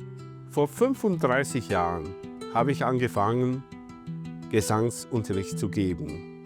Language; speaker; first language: German; non-native, fluent; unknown